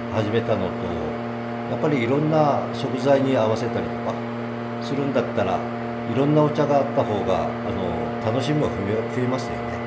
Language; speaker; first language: Japanese; native; Japanese